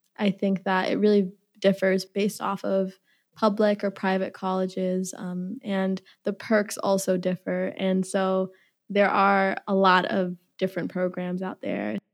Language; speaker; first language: English; early bilingual, other home language; Somali